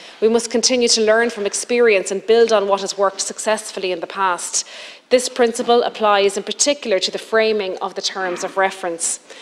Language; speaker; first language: English; native; English